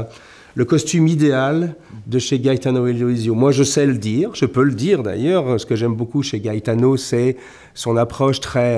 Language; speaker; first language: French; native; French